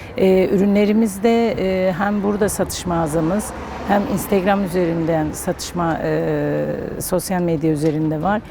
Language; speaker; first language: Turkish; non-native, local second language; Kurdish